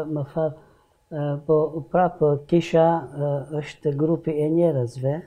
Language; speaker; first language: Albanian; non-native, learner; Hungarian